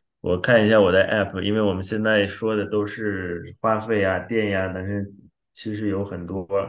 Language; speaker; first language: Chinese; non-native, fluent; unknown